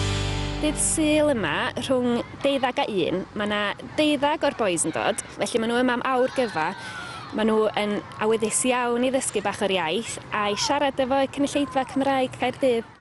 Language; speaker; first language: Welsh; native; Welsh